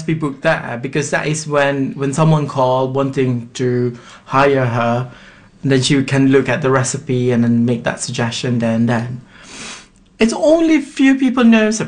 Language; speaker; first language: English; non-native, local second language; Malay